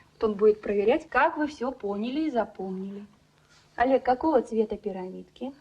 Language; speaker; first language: Russian; native; Russian